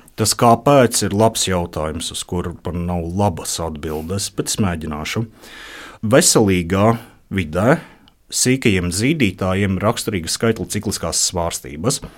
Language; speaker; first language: Latvian; native; Latvian